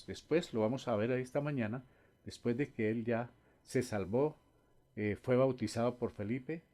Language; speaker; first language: Spanish; native; Spanish